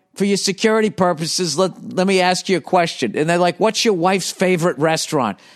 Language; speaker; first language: English; native; English